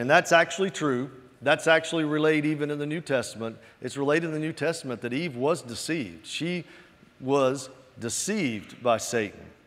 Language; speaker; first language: English; native; English